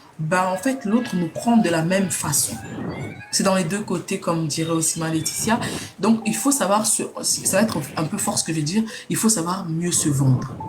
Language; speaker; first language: French; non-native, local second language; Lingala